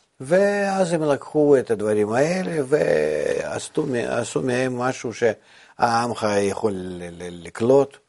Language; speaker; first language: Hebrew; non-native, fluent; Russian